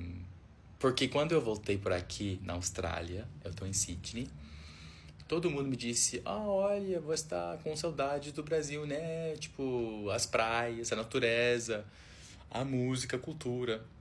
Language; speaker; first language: Portuguese; non-native, fluent; English